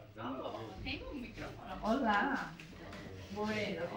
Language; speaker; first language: Spanish; non-native, learner; English